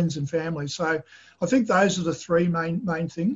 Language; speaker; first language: English; native; English